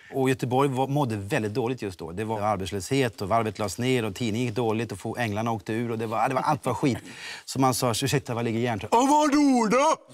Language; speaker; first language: Swedish; native; Swedish